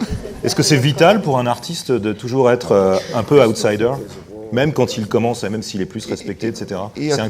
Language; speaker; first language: French; native; French